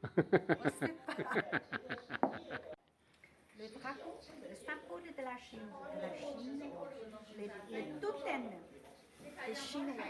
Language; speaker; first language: French; non-native, fluent; Chinese